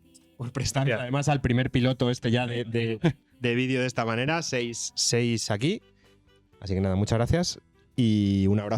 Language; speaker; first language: Spanish; native; Spanish